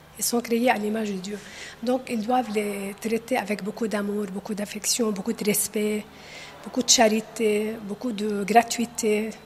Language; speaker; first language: French; non-native, local second language; Arabic